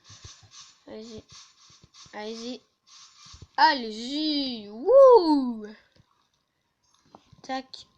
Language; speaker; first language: French; native; French